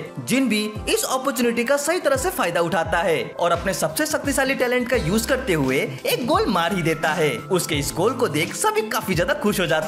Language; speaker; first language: Hindi; native; Hindi